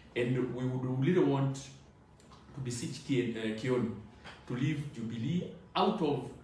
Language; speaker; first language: English; non-native, local second language; Swahili